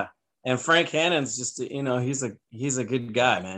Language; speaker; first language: English; native; English